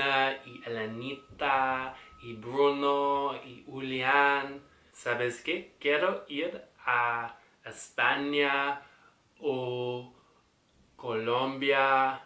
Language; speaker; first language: Spanish; non-native, learner; English